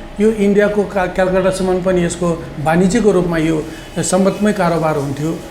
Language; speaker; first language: Nepali; non-native, local second language; Newari